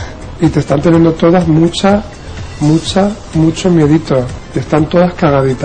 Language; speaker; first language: Spanish; native; Spanish